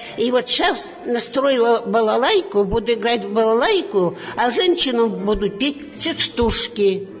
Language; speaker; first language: Russian; native; Russian